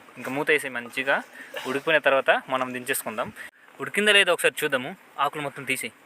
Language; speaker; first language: Telugu; non-native, local second language; Odia